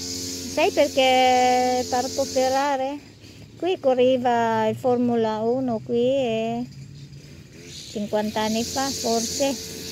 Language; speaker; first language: Italian; non-native, fluent; Filipino